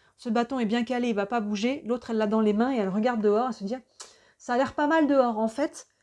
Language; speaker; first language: French; native; French